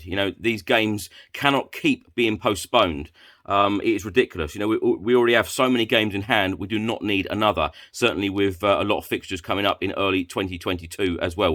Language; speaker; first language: English; native; English